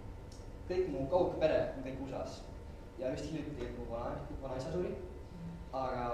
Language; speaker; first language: Estonian; non-native, fluent; English